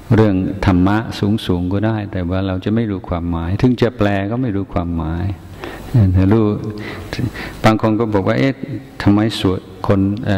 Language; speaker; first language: Thai; non-native, fluent; English